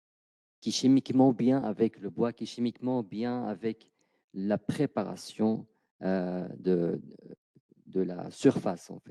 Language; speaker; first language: French; non-native, fluent; Arabic